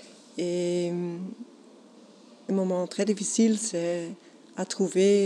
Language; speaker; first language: French; non-native, local second language; Dutch